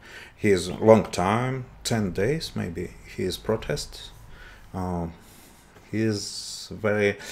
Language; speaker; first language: English; non-native, learner; Russian